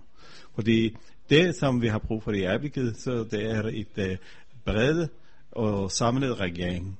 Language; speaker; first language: Danish; non-native, fluent; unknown